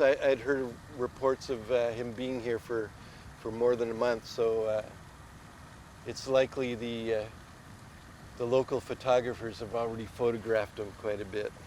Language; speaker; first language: English; native; English